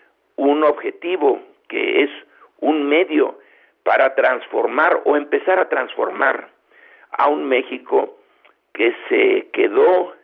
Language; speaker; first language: Spanish; native; Spanish